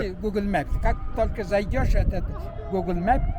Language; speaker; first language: Russian; non-native, fluent; Mongolian